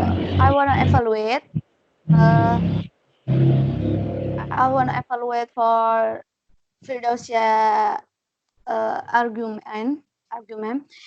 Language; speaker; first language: English; non-native, learner; Indonesian